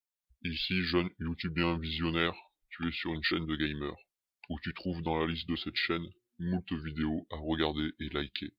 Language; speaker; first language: French; native; French